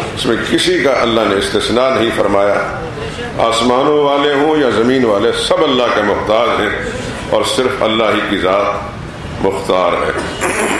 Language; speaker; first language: Urdu; native; Urdu